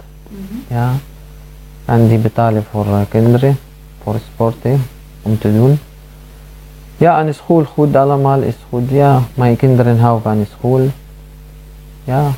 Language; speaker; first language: Dutch; non-native, learner; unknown